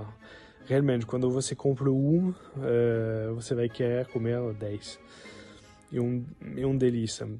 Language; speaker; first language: French; non-native, learner; Portuguese